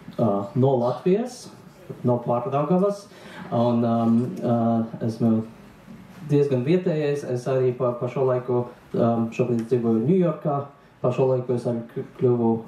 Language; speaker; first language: Latvian; non-native, local second language; Russian